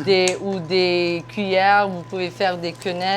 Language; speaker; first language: French; non-native, local second language; English